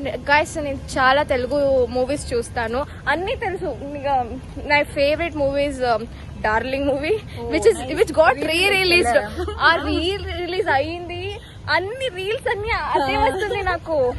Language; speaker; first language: Telugu; non-native, learner; Kannada